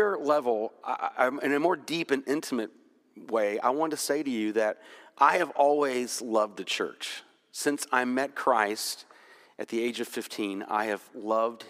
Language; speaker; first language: English; native; English